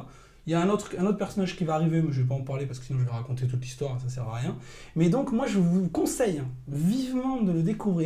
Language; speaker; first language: French; native; French